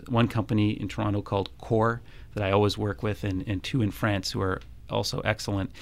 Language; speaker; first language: English; native; English